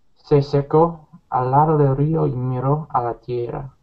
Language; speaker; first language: Spanish; non-native, learner; English